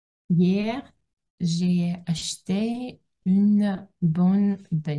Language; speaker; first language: French; non-native, learner; Russian